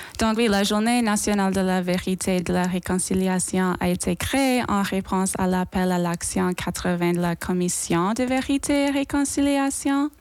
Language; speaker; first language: French; non-native, local second language; English